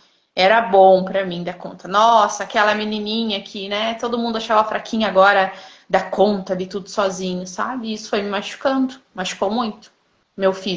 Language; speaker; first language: Portuguese; native; Portuguese